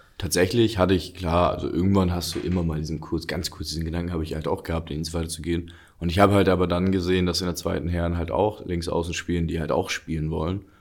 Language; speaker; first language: German; early bilingual, other home language; Russian